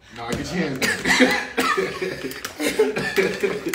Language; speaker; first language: English; native; English